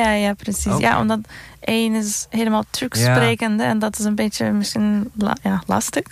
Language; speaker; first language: Dutch; non-native, learner; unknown